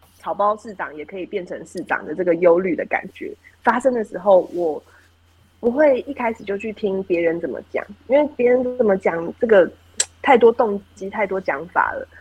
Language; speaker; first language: Chinese; native; Chinese